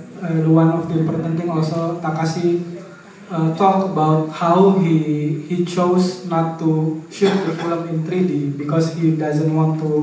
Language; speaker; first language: English; non-native, fluent; Indonesian